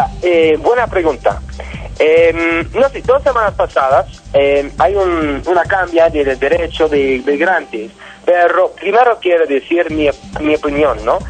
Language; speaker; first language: Spanish; non-native, learner; English